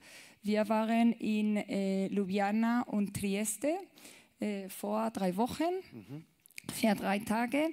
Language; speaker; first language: German; non-native, learner; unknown